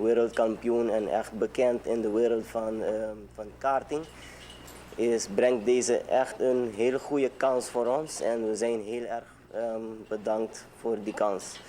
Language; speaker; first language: Dutch; non-native, local second language; Papiamento